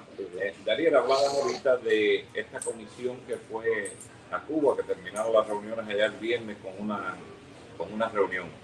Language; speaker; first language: Spanish; native; Spanish